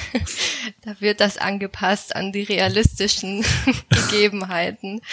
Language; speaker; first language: German; native; German